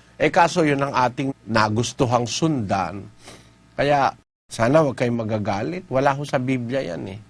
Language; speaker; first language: Filipino; native; Filipino